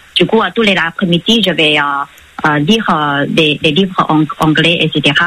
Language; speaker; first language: French; non-native, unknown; Chinese